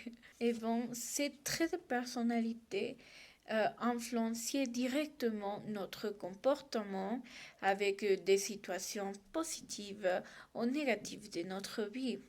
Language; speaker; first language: French; non-native, learner; Spanish